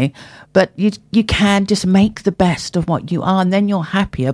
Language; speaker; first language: English; native; English